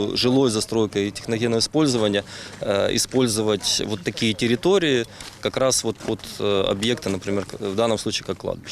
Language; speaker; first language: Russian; native; Russian